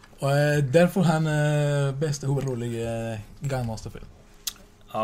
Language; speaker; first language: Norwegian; non-native, learner; Swedish